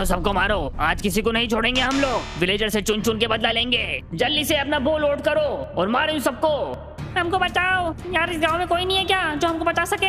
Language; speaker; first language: Hindi; native; Hindi